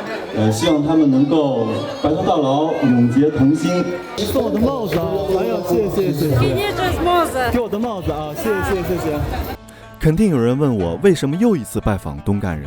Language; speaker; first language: Chinese; native; Chinese